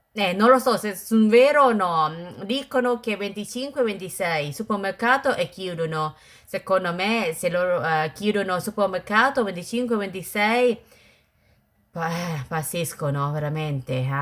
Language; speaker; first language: Italian; non-native, learner; Thai